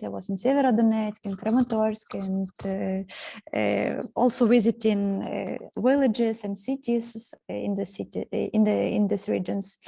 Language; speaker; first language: English; non-native, fluent; Ukrainian